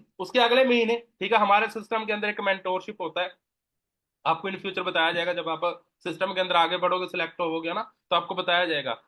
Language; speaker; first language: Hindi; non-native, local second language; Punjabi